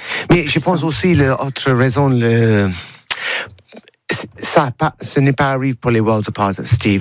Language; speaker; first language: French; non-native, learner; English